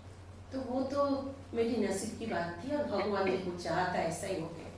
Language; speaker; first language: Hindi; non-native, local second language; Bangla